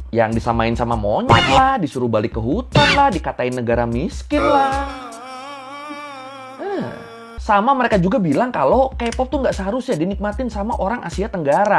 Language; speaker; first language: Indonesian; native; Indonesian